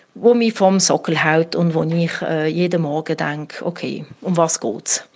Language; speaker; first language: German; native; German